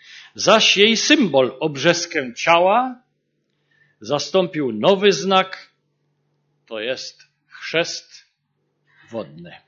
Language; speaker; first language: Polish; native; Polish